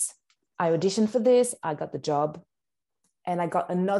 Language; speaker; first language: English; non-native, fluent; French